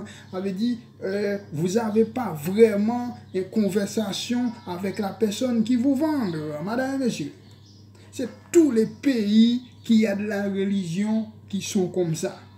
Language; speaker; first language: French; non-native, local second language; Haitian Creole